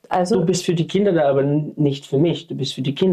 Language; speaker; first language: German; non-native, fluent; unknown